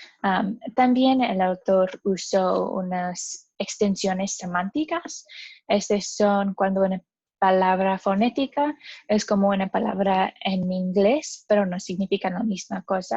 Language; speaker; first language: Spanish; non-native, learner; English